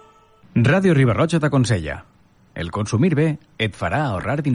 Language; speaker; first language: Catalan; native; Catalan